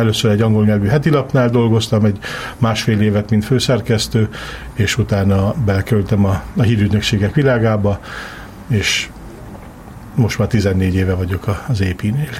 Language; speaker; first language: Hungarian; early bilingual, heritage; Hungarian